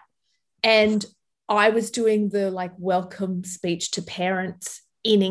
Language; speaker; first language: English; early bilingual, other home language; Arabic